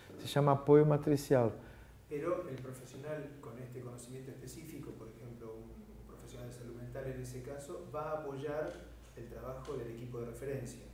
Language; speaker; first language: Portuguese; native; Portuguese